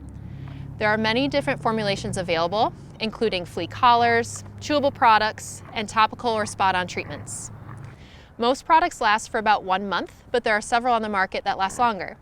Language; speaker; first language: English; native; English